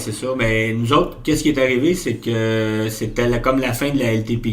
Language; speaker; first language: French; native; French